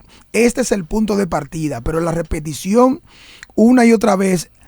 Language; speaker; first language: Spanish; native; Spanish